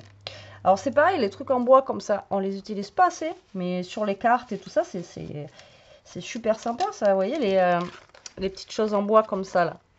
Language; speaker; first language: French; native; French